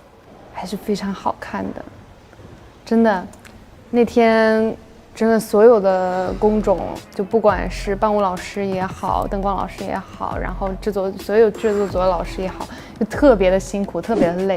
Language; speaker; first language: Chinese; native; Chinese